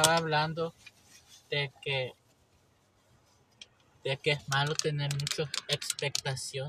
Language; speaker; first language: Spanish; early bilingual, heritage; English